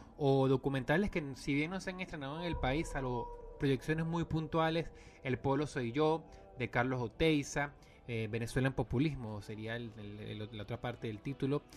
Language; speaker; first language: Spanish; native; Spanish